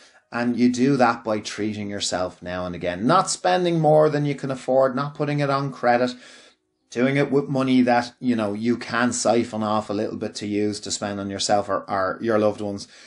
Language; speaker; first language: English; native; English